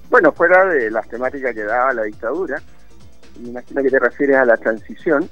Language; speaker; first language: Spanish; native; Spanish